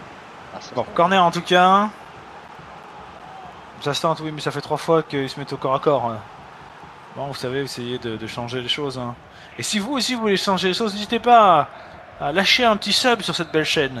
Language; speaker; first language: French; native; French